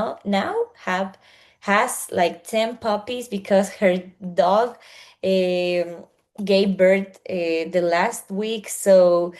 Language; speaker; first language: English; non-native, learner; Spanish